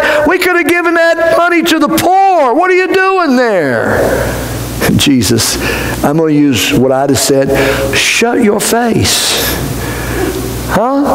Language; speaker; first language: English; native; English